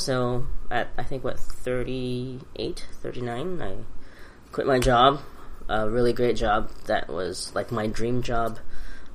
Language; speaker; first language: English; early bilingual, other home language; Cantonese